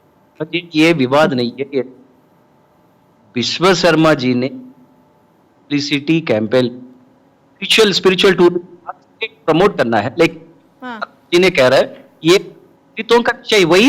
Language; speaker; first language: Hindi; non-native, local second language; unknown